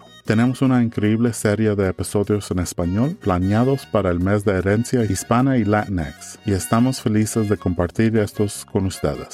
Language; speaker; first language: Spanish; early bilingual, heritage; English